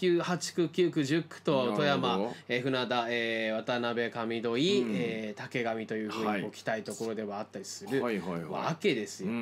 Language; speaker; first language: Japanese; native; Japanese